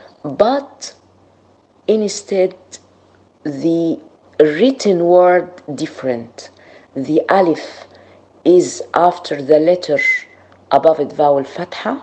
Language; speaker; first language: English; non-native, fluent; Arabic